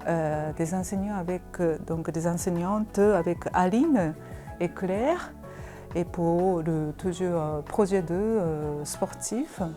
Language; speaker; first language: French; non-native, fluent; Japanese